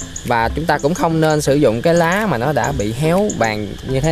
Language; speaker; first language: Vietnamese; native; Vietnamese